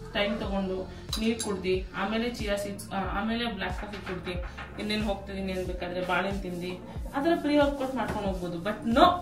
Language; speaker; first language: Kannada; native; Kannada